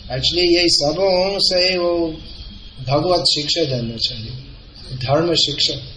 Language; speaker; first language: Hindi; non-native, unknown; English